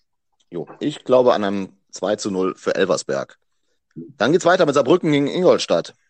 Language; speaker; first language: German; native; German